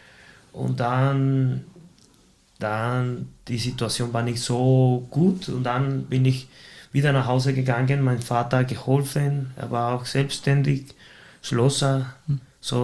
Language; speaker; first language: German; non-native, fluent; Spanish